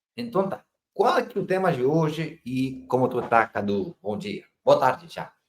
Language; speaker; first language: Portuguese; non-native, fluent; Spanish